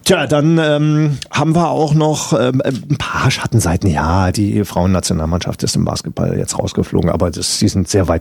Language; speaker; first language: German; native; German